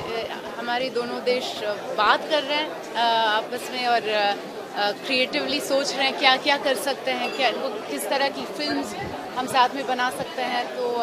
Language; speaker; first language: Hindi; non-native, local second language; French